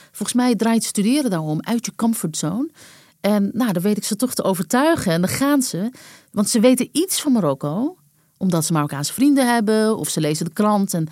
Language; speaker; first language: Dutch; early bilingual, other home language; Arabic